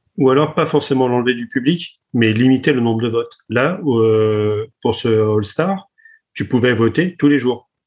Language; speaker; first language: French; native; French